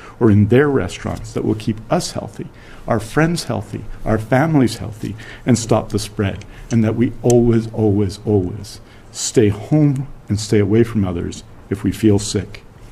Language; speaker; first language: English; native; English